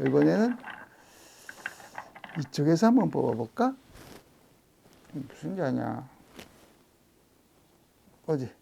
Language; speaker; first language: Korean; native; Korean